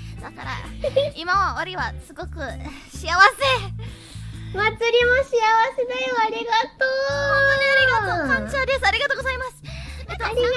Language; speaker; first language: Japanese; non-native, learner; Indonesian